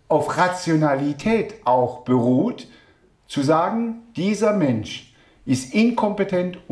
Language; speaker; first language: German; native; German